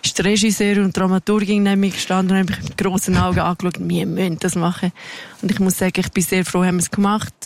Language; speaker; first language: German; non-native, local second language; Romansh